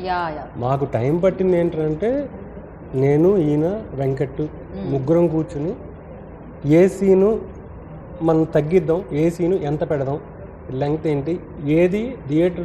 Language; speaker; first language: Telugu; native; Telugu